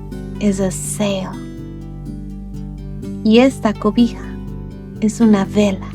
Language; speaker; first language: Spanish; early bilingual, other home language; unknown